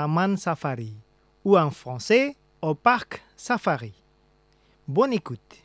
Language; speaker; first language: French; non-native, fluent; Indonesian